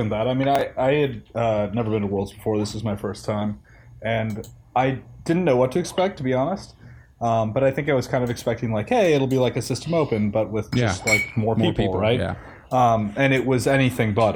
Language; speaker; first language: English; native; English